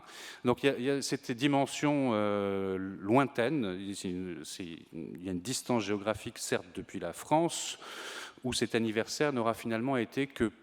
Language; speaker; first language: French; native; French